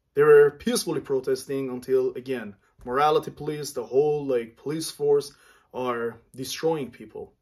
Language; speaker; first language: English; non-native, fluent; Armenian